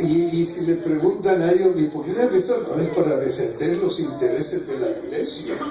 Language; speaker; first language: Spanish; native; Spanish